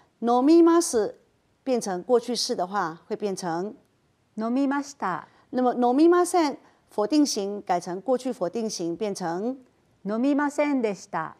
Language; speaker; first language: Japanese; non-native, fluent; Chinese